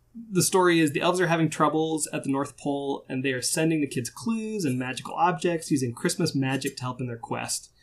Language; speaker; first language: English; native; English